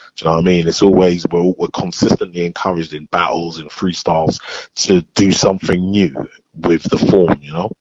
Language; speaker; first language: English; native; English